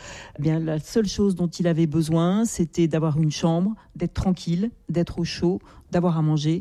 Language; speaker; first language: French; native; French